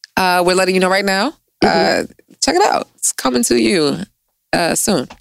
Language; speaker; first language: English; native; English